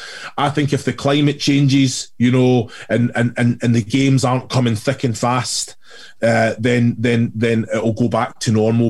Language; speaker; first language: English; native; English